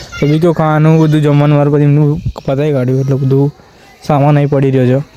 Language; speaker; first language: Gujarati; non-native, local second language; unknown